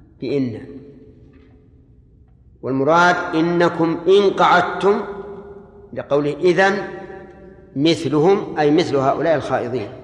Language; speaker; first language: Arabic; native; Arabic